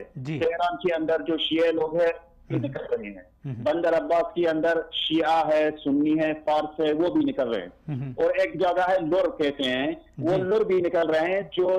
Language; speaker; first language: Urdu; non-native, learner; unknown